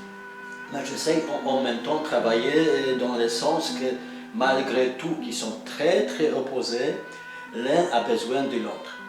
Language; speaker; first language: French; non-native, fluent; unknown